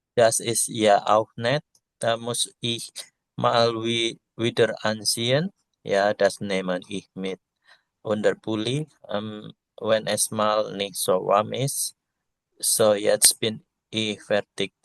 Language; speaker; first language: German; non-native, learner; Indonesian